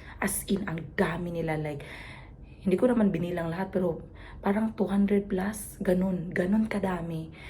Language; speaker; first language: Filipino; non-native, local second language; Cebuano